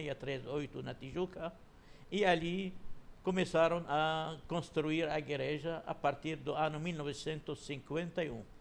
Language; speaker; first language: Portuguese; non-native, fluent; Arabic